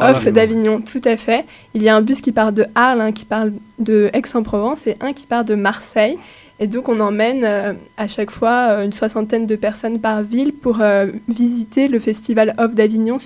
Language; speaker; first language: French; native; French